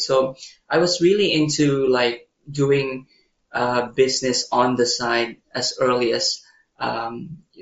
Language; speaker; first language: English; non-native, local second language; Filipino